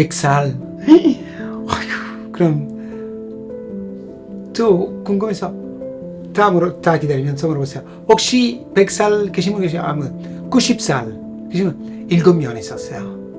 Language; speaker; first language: Korean; non-native, fluent; Italian